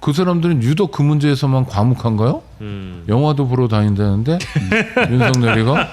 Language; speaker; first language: Korean; native; Korean